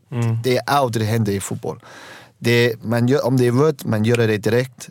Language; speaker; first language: Swedish; non-native, learner; English